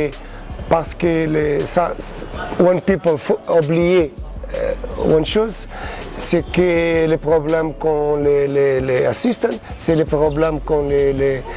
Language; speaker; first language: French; non-native, learner; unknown